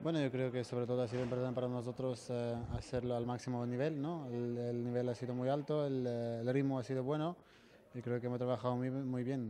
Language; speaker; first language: Spanish; non-native, fluent; Croatian